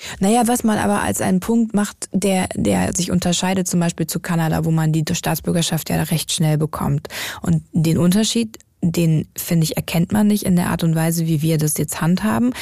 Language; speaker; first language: German; native; German